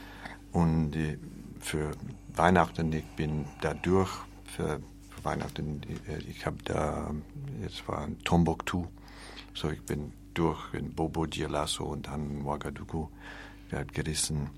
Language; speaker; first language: German; non-native, learner; English